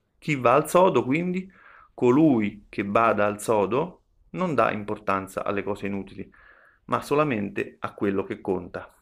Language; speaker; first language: Italian; native; Italian